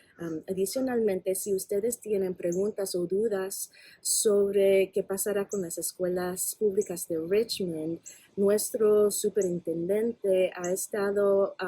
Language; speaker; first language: Spanish; non-native, fluent; English